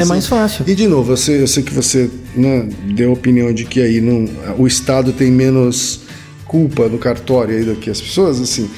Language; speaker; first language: Portuguese; native; Portuguese